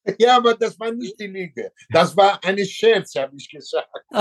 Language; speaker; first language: German; non-native, learner; Italian